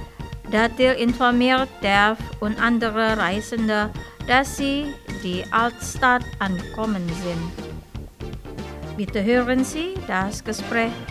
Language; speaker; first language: German; non-native, fluent; Indonesian